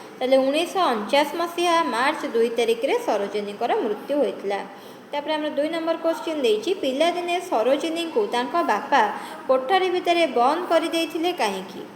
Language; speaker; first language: Odia; native; Odia